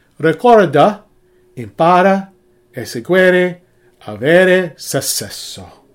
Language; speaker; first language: Italian; non-native, learner; English